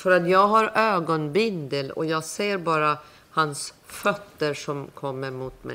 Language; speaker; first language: Swedish; non-native, fluent; Persian